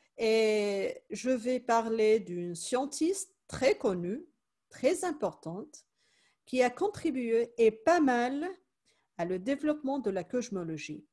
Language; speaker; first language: French; non-native, fluent; Spanish